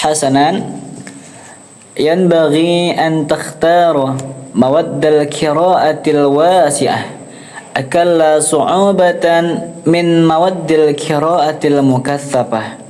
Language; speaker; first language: Arabic; non-native, learner; Indonesian